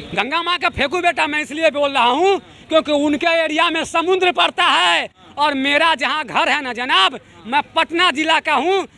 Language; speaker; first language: Hindi; native; Hindi